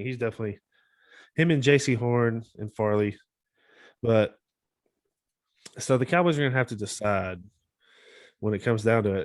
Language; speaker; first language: English; native; English